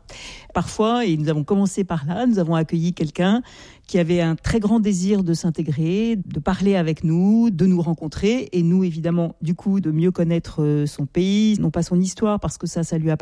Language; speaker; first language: French; native; French